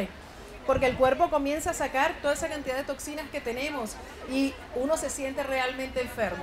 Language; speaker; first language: Spanish; native; Spanish